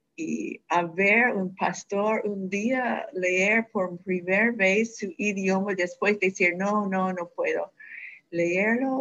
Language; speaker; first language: Spanish; non-native, fluent; English